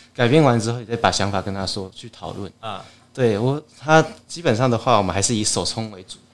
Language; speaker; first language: Chinese; native; Chinese